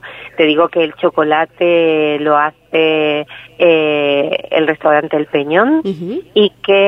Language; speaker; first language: Spanish; native; Spanish